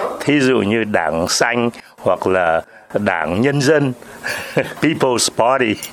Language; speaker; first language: Vietnamese; native; Vietnamese